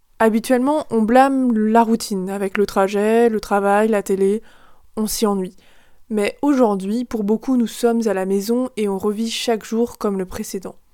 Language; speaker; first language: French; native; French